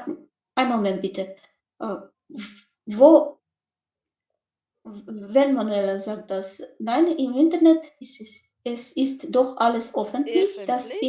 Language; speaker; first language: German; non-native, learner; Macedonian